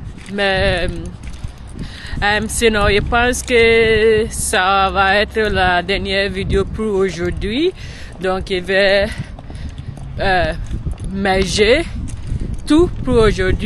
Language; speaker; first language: French; non-native, learner; English